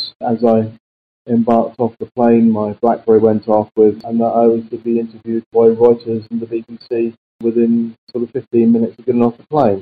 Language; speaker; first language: English; native; English